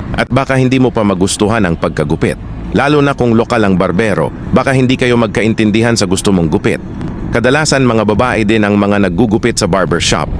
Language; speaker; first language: Filipino; native; Filipino